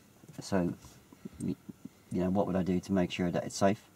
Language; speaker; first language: English; native; English